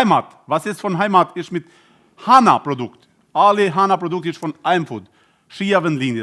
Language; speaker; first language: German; non-native, learner; Albanian